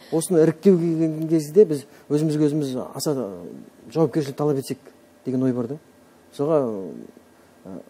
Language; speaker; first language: Kazakh; native; Kazakh